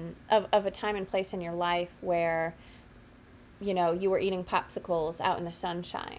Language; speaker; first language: English; native; English